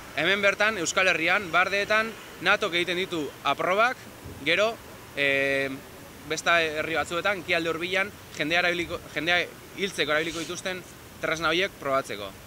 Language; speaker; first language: Basque; native; Basque